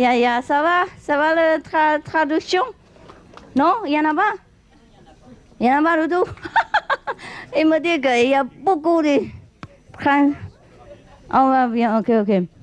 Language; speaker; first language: French; non-native, fluent; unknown